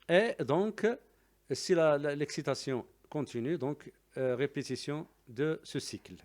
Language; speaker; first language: French; non-native, local second language; Arabic